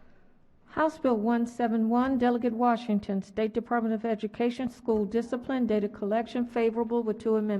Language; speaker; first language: English; native; English